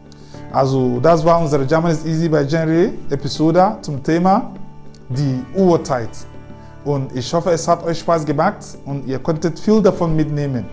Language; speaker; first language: German; non-native, fluent; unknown